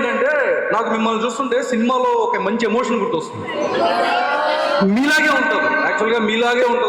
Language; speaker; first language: Telugu; native; Telugu